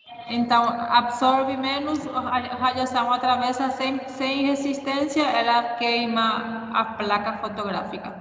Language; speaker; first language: Portuguese; non-native, fluent; Spanish